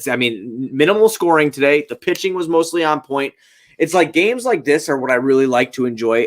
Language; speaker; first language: English; native; English